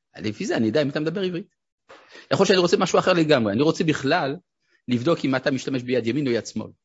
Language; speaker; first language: Hebrew; non-native, fluent; French